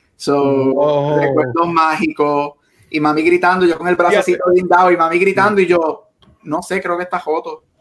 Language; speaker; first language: Spanish; native; Spanish